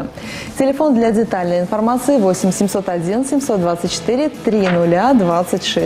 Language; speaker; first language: Russian; native; Russian